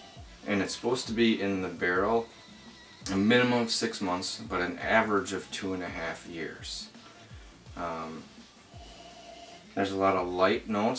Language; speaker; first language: English; native; English